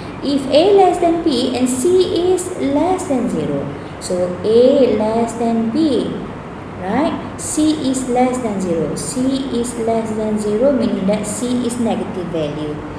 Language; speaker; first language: English; non-native, local second language; Malay